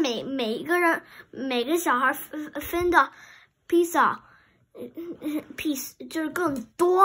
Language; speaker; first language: Chinese; early bilingual, heritage; Chinese